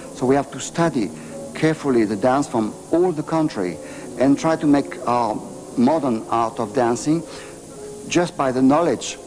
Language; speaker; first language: English; non-native, fluent; French